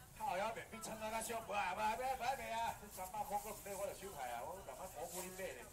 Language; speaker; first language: Chinese; native; Chinese